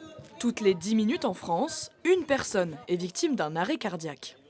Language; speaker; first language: French; native; French